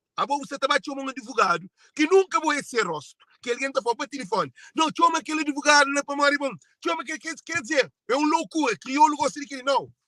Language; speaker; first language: Portuguese; non-native, local second language; Kabuverdianu